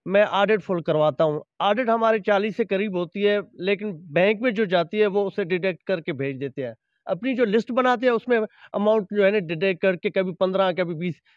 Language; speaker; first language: Urdu; non-native, local second language; Sindhi